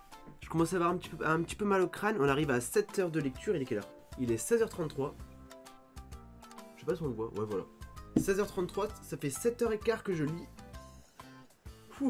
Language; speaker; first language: French; native; French